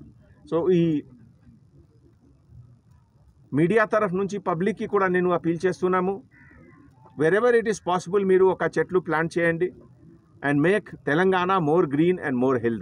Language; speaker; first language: Telugu; non-native, fluent; Hindi